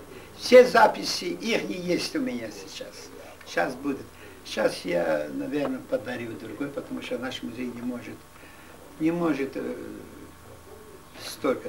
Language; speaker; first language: Russian; non-native, local second language; Yiddish